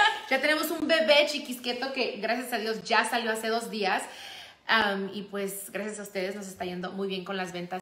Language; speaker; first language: Spanish; early bilingual, heritage; Spanish